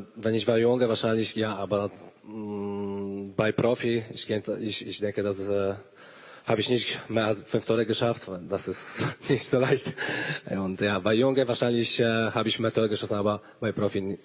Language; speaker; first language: German; non-native, learner; Polish